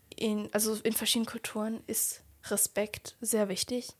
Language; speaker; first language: German; native; German